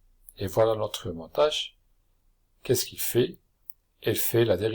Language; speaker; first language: French; non-native, local second language; Arabic